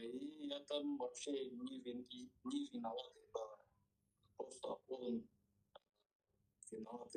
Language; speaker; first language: Russian; non-native, learner; Kyrgyz